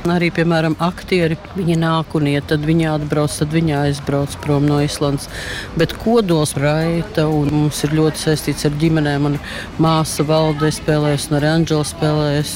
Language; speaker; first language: Latvian; native; Latvian